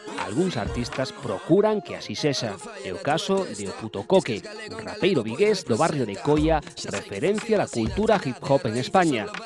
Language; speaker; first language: Galician; native; Galician